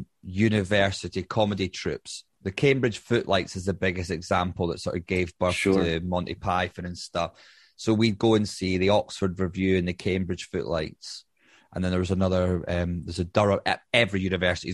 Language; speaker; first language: English; native; English